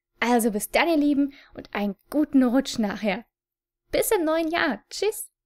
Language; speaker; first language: German; native; German